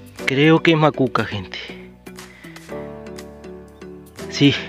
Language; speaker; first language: Spanish; native; Spanish